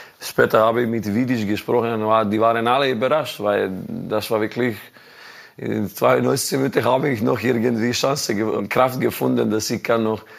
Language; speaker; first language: German; non-native, learner; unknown